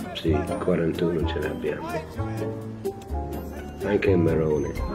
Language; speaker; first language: Italian; non-native, fluent; English